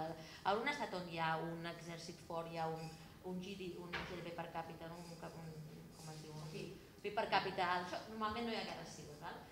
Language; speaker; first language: Catalan; native; Catalan